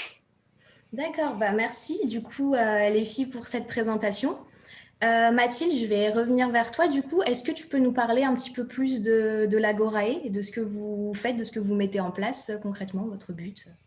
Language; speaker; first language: French; native; French